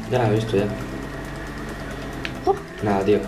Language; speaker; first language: Spanish; native; Spanish